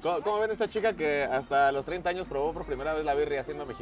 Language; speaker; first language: Spanish; native; Spanish